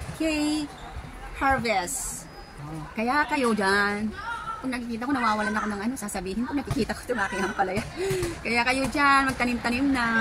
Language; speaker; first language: Filipino; non-native, local second language; Iloko